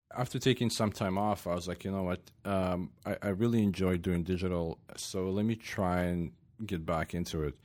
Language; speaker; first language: English; non-native, fluent; Ukrainian